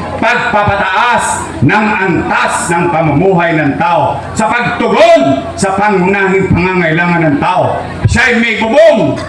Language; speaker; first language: Filipino; native; Filipino